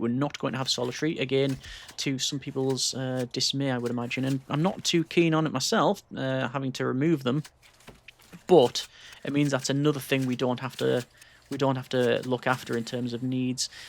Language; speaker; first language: English; native; English